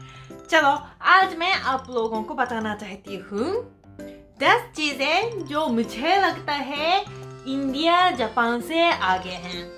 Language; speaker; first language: Hindi; non-native, fluent; Japanese